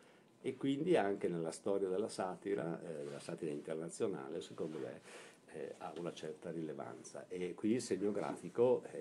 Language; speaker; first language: Italian; native; Italian